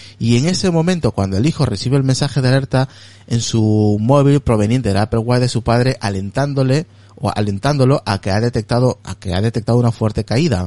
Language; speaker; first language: Spanish; native; Spanish